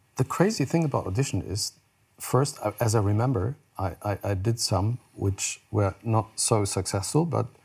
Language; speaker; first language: English; non-native, fluent; German